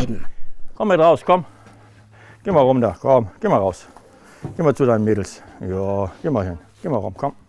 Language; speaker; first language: German; native; German